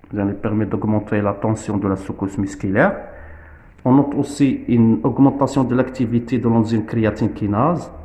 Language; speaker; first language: French; non-native, local second language; Arabic